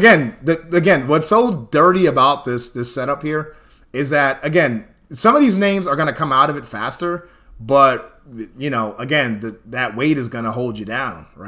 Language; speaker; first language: English; native; English